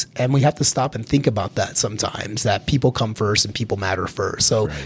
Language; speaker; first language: English; early bilingual, other home language; Spanish